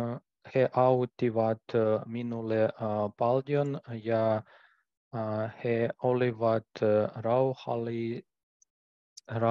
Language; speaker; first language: Finnish; non-native, learner; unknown